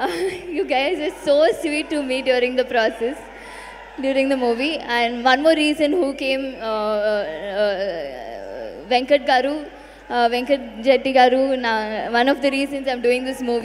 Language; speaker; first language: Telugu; non-native, learner; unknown